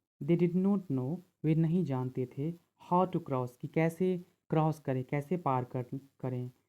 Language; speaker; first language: Hindi; native; Hindi